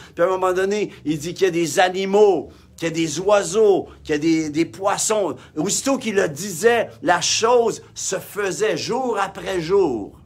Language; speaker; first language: French; native; French